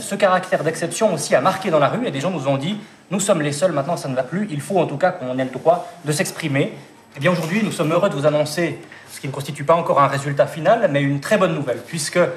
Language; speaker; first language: French; native; French